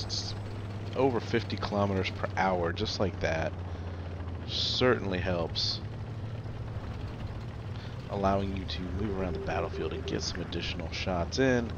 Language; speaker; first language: English; native; English